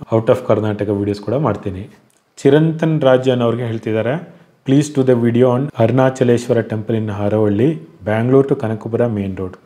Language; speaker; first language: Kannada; native; Kannada